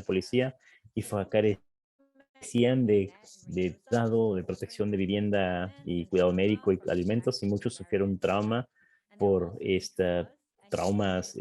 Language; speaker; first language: Spanish; non-native, fluent; English